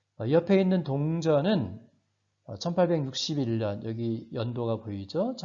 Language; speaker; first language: Korean; native; Korean